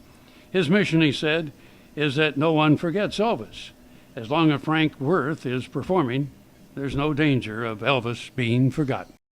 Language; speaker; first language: English; native; English